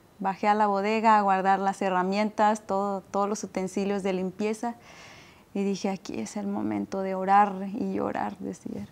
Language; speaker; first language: Spanish; native; Spanish